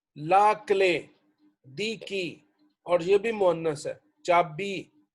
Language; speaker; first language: Urdu; native; Urdu